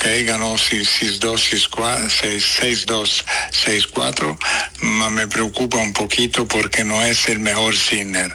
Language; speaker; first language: Spanish; non-native, fluent; Italian